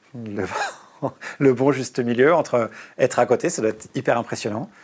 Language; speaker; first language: French; native; French